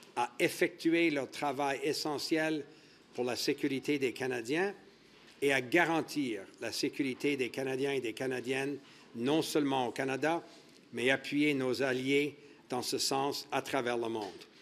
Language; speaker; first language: French; early bilingual, heritage; French